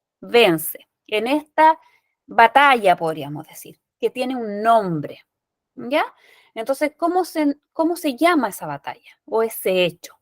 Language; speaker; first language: Spanish; native; Spanish